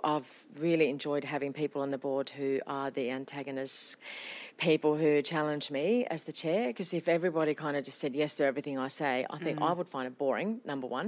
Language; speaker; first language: English; non-native, fluent; Finnish